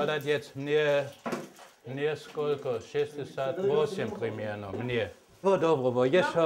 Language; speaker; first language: Russian; non-native, learner; German